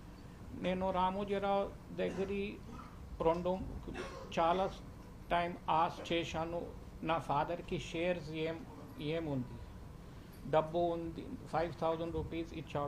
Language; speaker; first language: Telugu; early bilingual, heritage; Telugu